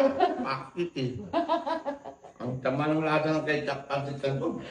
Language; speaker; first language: Filipino; native; Filipino